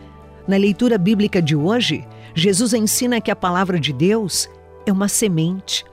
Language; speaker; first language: Portuguese; native; Portuguese